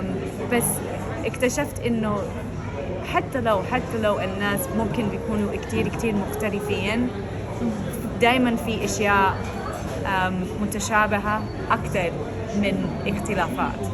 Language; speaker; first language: Arabic; non-native, fluent; English